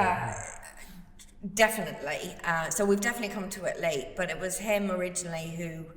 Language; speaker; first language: English; native; English